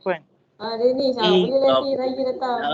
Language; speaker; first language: Malay; native; Malay